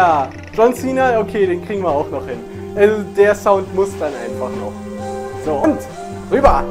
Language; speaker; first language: German; native; German